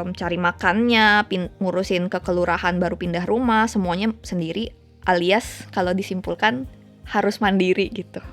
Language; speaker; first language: Indonesian; native; Indonesian